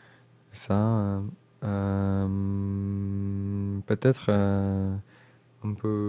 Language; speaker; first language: French; non-native, learner; Indonesian